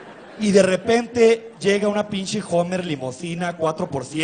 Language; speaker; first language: Spanish; native; Spanish